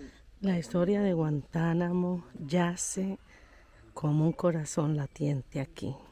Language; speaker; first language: Spanish; native; Spanish